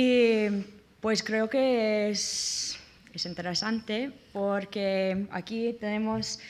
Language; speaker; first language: Spanish; non-native, learner; English